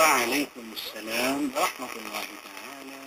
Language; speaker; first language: Arabic; non-native, fluent; Malay